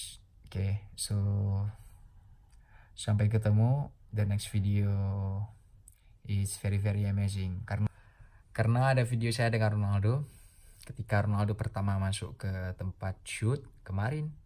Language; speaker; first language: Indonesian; non-native, local second language; Achinese